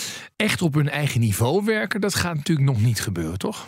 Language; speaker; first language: Dutch; native; Dutch